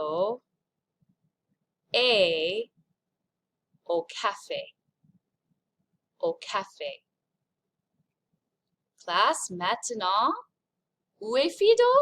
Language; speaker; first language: French; non-native, fluent; English